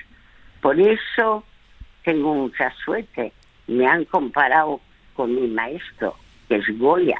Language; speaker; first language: Spanish; early bilingual, other home language; French